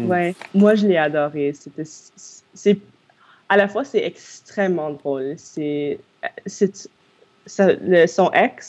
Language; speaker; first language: French; non-native, local second language; English